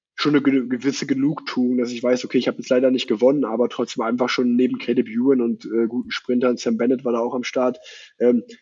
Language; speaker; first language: German; native; German